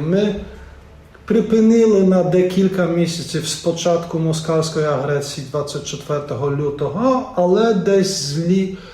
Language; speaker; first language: Ukrainian; non-native, fluent; Polish